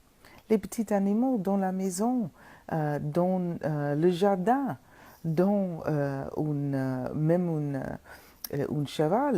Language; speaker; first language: French; non-native, fluent; English